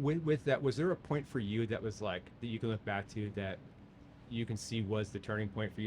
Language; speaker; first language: English; native; English